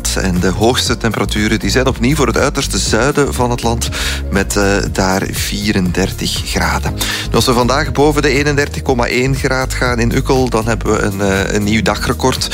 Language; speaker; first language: Dutch; native; Dutch